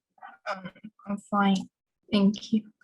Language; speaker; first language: English; non-native, learner; Chinese